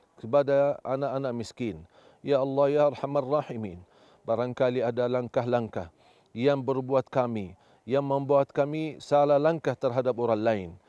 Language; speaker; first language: Malay; non-native, fluent; Arabic